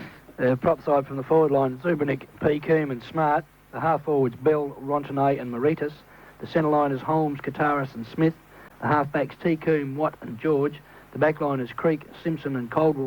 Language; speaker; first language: English; native; English